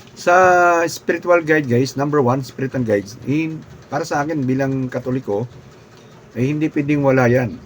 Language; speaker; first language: Filipino; non-native, local second language; Cebuano